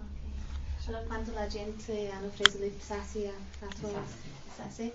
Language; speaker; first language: Italian; non-native, learner; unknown